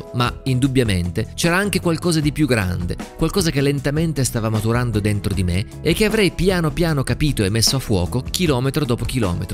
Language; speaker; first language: Italian; native; Italian